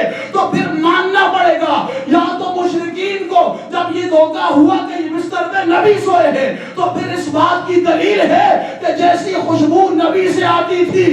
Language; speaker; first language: Urdu; native; Urdu